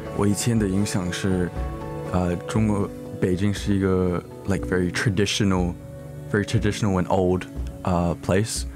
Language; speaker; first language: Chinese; early bilingual, heritage; Chinese